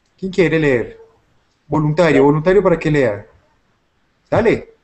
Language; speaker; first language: Spanish; native; Spanish